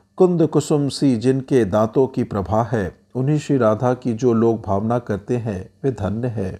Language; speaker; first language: Hindi; native; Hindi